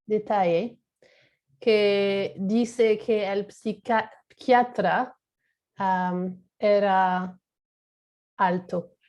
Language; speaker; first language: Spanish; non-native, learner; English